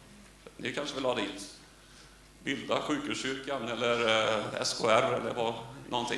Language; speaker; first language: Swedish; native; Swedish